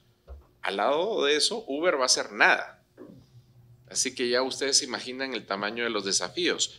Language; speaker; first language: Spanish; native; Spanish